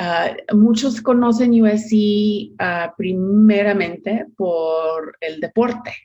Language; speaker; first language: Spanish; non-native, fluent; English